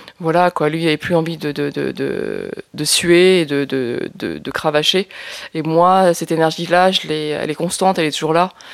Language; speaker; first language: French; early bilingual, other home language; Lao